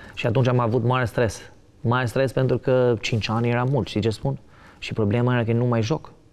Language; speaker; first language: Romanian; non-native, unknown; Albanian